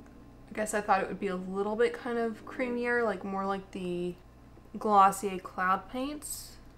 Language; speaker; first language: English; native; English